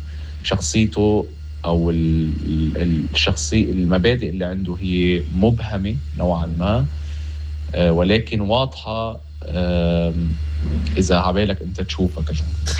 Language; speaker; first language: Arabic; native; Arabic